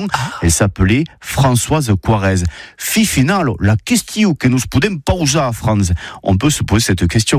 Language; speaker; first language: French; native; French